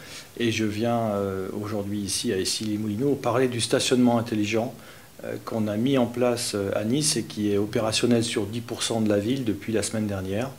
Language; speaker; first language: French; native; French